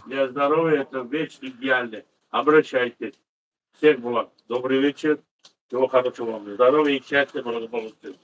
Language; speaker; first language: Russian; non-native, fluent; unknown